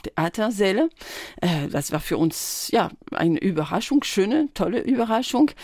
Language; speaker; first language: German; non-native, fluent; French